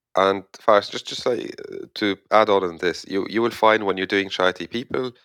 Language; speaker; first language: English; non-native, fluent; Arabic